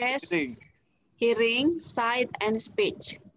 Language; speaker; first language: English; non-native, fluent; Indonesian